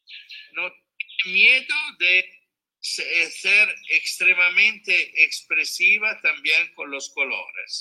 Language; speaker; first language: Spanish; non-native, learner; Italian